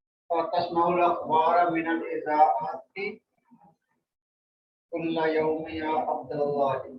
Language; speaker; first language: Arabic; non-native, learner; Urdu